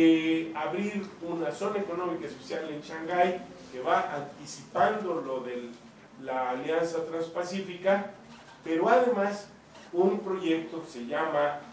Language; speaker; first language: Spanish; native; Spanish